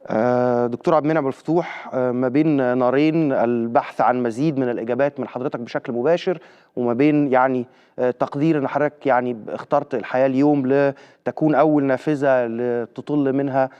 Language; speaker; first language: Arabic; native; Arabic